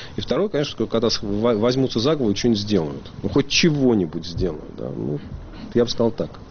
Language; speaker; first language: Russian; native; Russian